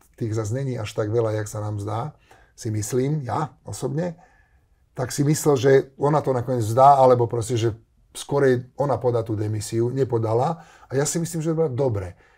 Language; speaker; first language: Slovak; non-native, local second language; Hungarian